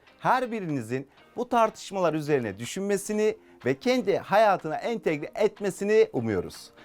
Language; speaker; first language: Turkish; native; Turkish